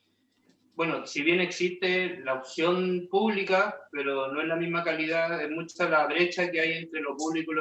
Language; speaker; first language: Spanish; native; Spanish